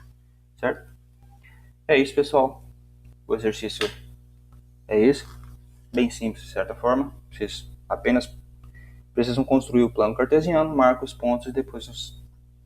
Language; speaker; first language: Portuguese; native; Portuguese